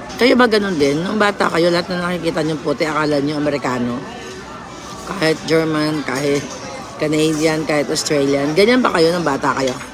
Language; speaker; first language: Filipino; non-native, local second language; Cebuano